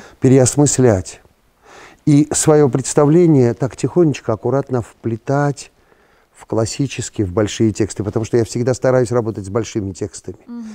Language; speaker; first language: Russian; non-native, local second language; Georgian